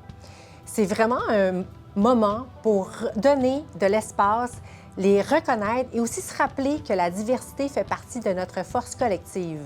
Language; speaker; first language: French; early bilingual, other home language; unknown